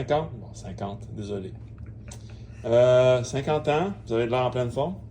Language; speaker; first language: French; native; French